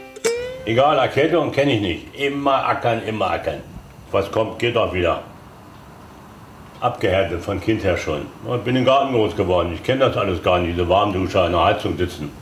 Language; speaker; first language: German; native; German